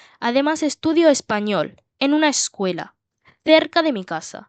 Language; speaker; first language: Spanish; non-native, learner; Bangla